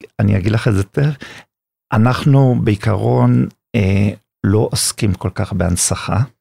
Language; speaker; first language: Hebrew; non-native, fluent; German